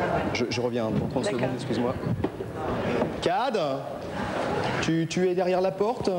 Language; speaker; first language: French; native; French